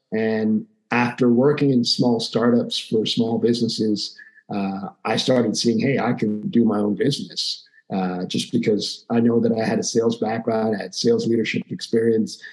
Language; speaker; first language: English; native; English